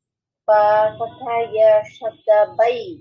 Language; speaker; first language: Arabic; non-native, learner; Bangla